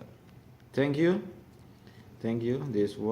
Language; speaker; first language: English; non-native, learner; Indonesian